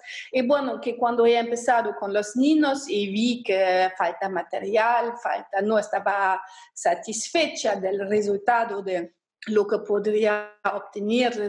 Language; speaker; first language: Spanish; non-native, fluent; German